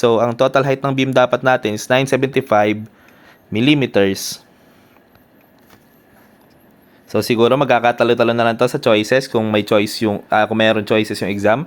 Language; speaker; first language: Filipino; native; Filipino